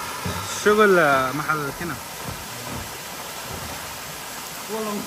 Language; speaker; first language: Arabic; non-native, learner; Bangla